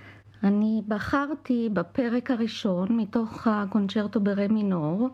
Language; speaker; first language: Hebrew; native; Hebrew